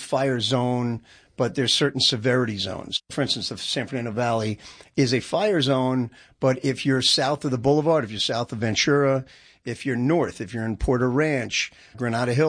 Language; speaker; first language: English; native; English